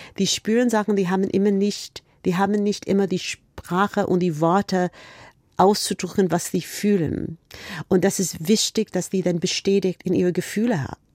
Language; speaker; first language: German; non-native, fluent; English